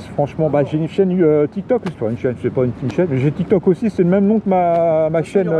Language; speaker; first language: French; native; French